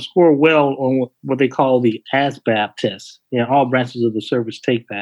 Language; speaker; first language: English; native; English